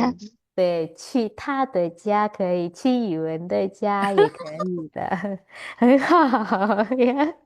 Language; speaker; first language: Chinese; non-native, fluent; Indonesian